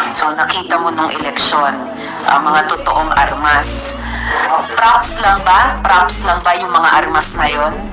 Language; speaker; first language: Filipino; native; Filipino